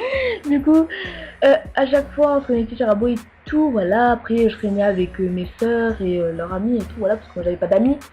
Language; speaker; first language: French; native; French